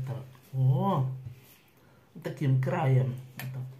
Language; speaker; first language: Russian; native; Russian